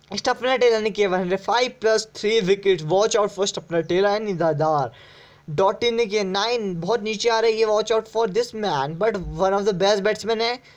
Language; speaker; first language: Hindi; native; Hindi